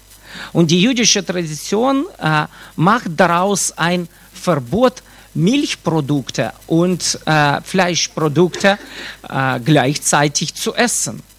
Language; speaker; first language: German; non-native, fluent; Russian